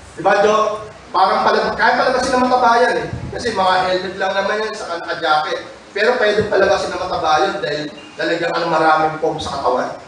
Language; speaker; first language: Filipino; native; Filipino